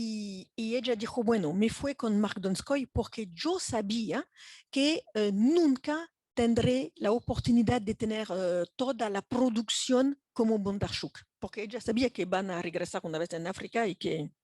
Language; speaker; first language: Spanish; non-native, fluent; French